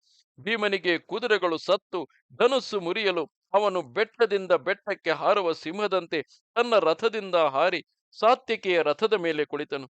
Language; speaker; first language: Kannada; native; Kannada